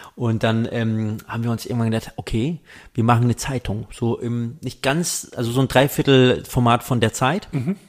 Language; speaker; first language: German; native; German